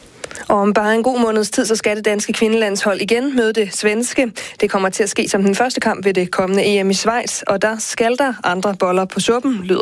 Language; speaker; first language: Danish; native; Danish